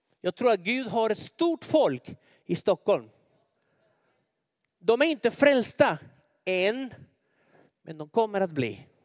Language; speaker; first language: Swedish; non-native, fluent; Spanish